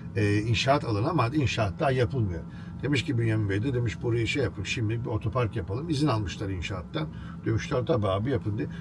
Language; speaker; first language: Turkish; native; Turkish